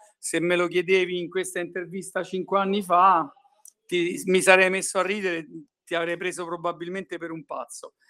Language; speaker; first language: Italian; native; Italian